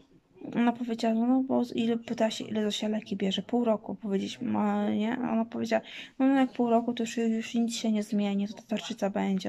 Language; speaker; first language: Polish; native; Polish